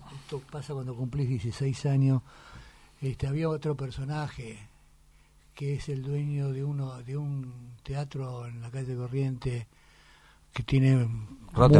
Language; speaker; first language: Spanish; native; Spanish